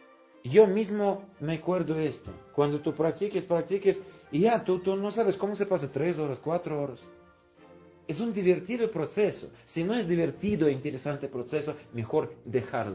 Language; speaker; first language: Spanish; non-native, fluent; Russian